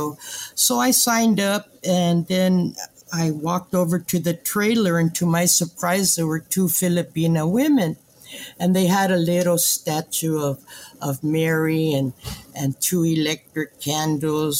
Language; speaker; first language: English; native; English